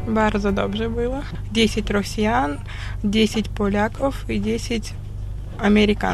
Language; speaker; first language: Polish; non-native, learner; Russian